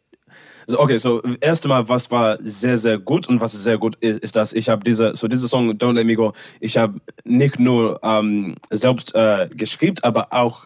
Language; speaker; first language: German; non-native, learner; English